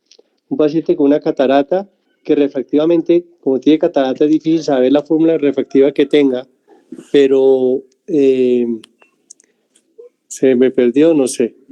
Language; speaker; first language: Spanish; native; Spanish